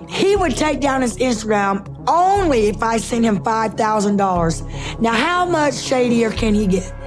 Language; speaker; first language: English; native; English